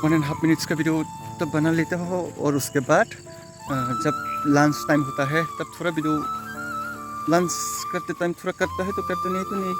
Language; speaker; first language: Hindi; non-native, local second language; Kok Borok